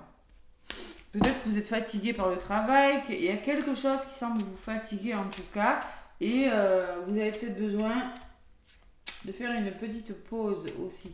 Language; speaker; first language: French; native; French